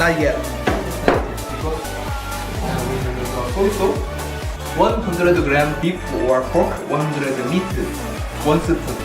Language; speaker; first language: English; non-native, learner; Korean